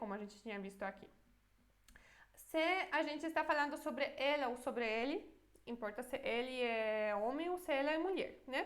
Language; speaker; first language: Portuguese; non-native, fluent; Polish